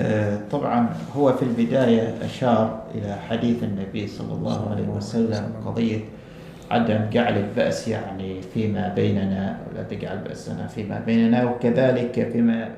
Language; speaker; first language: Arabic; native; Arabic